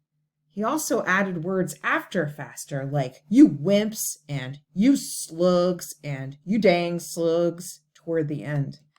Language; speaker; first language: English; native; English